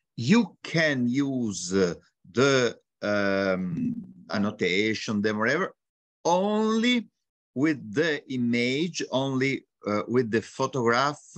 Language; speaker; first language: English; non-native, learner; Bulgarian